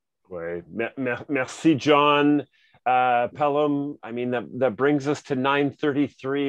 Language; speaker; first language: English; native; English